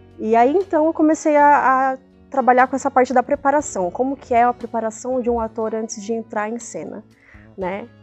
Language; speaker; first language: Portuguese; native; Portuguese